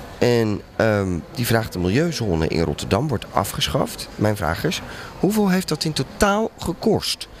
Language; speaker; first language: Dutch; native; Dutch